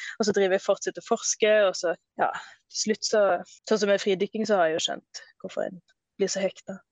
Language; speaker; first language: Norwegian; native; Norwegian